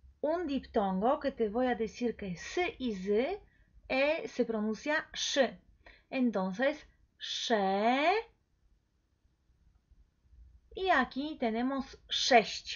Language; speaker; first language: Spanish; non-native, fluent; Polish